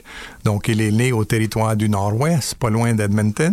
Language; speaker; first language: French; native; French